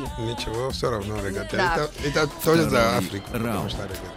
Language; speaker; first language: Russian; non-native, fluent; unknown